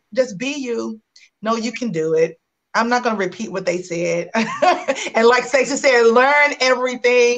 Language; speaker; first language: English; native; English